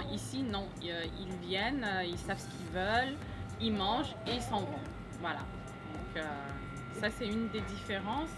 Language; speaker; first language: French; early bilingual, other home language; Greek